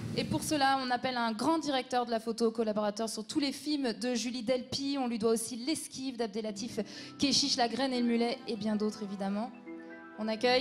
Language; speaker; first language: French; native; French